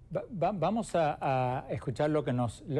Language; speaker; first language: Spanish; native; Spanish